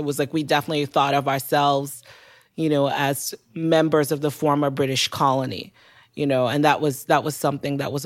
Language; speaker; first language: English; non-native, local second language; Yoruba